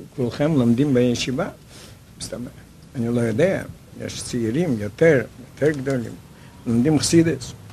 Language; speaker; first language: Hebrew; non-native, fluent; Yiddish